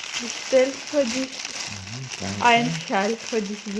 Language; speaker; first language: German; non-native, learner; Ukrainian